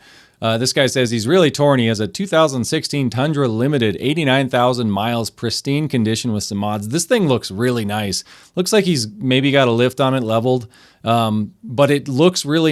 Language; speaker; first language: English; native; English